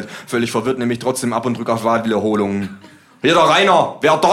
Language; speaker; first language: German; native; German